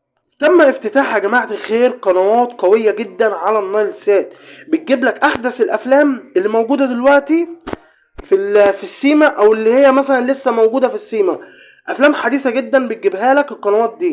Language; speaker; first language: Arabic; native; Arabic